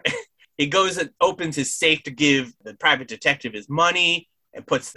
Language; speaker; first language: English; native; English